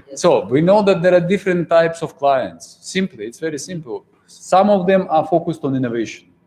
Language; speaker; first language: English; non-native, fluent; Russian